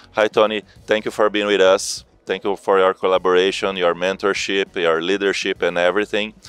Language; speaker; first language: English; non-native, fluent; Portuguese